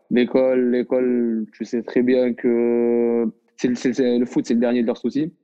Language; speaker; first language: French; non-native, local second language; Arabic